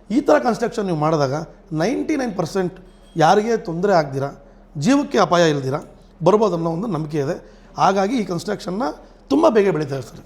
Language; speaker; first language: Kannada; non-native, local second language; Telugu